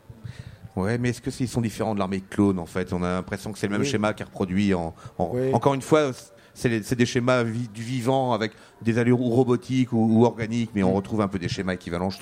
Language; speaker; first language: French; native; French